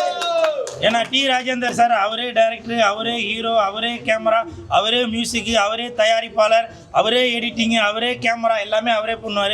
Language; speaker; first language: Tamil; native; Tamil